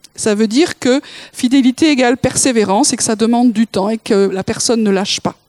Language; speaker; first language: French; native; French